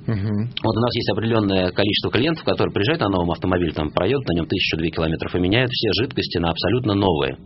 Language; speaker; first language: Russian; native; Russian